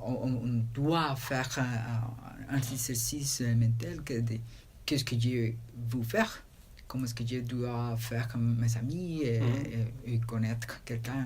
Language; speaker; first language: French; non-native, learner; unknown